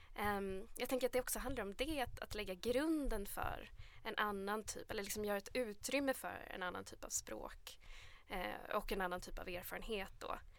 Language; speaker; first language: Swedish; native; Swedish